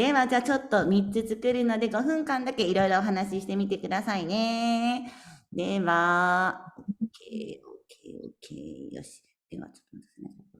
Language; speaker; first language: Japanese; native; Japanese